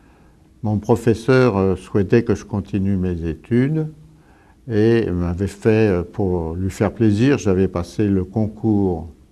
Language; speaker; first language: French; early bilingual, other home language; Italian